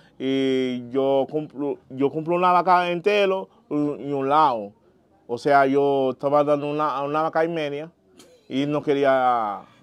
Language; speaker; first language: Spanish; non-native, learner; Haitian Creole